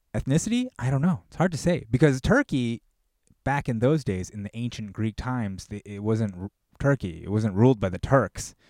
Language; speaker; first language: English; early bilingual, other home language; Korean